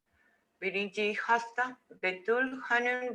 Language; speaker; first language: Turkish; non-native, learner; Spanish